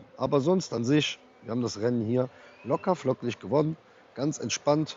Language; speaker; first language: German; native; German